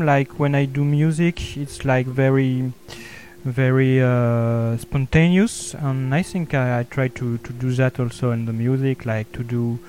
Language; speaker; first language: English; non-native, learner; French